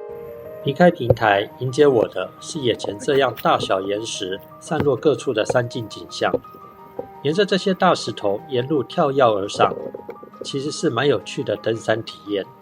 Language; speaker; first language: Chinese; native; Chinese